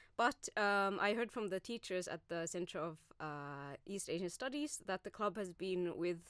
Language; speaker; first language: English; non-native, fluent; Finnish